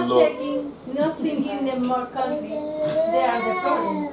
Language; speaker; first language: English; non-native, learner; Spanish